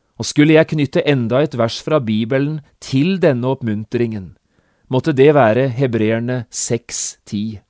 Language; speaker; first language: Norwegian; native; Norwegian